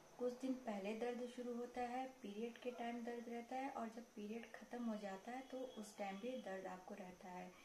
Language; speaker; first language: Hindi; native; Hindi